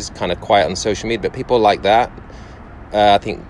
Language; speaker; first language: English; native; English